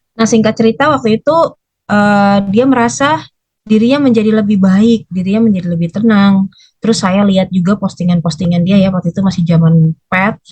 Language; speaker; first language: Indonesian; native; Indonesian